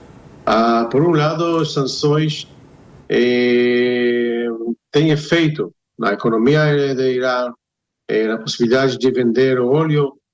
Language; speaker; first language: Portuguese; non-native, fluent; Hebrew